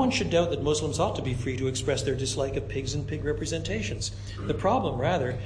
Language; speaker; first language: English; native; English